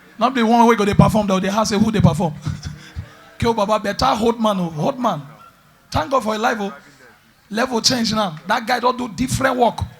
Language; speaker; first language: Nigerian Pidgin; native; Nigerian Pidgin